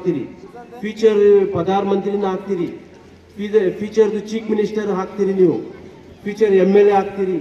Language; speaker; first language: Kannada; non-native, local second language; Urdu